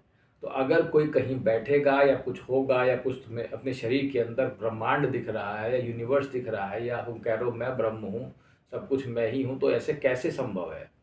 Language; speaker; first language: Hindi; native; Hindi